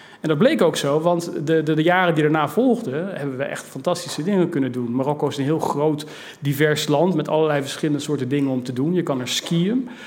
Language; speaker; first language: Dutch; native; Dutch